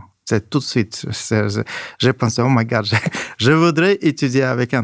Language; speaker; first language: French; non-native, fluent; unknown